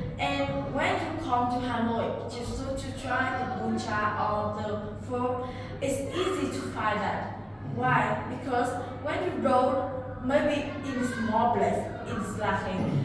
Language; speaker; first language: English; non-native, learner; Vietnamese